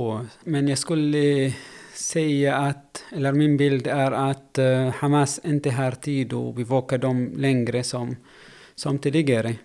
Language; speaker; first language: Swedish; non-native, fluent; Arabic